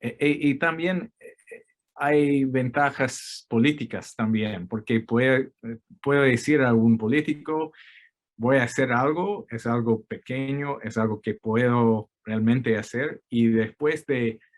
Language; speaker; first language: Spanish; non-native, fluent; English